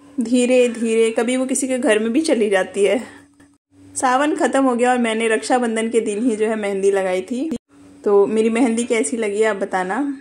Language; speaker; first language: Hindi; native; Hindi